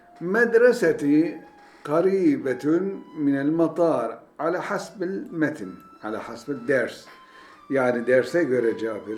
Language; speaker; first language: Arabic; non-native, fluent; Turkish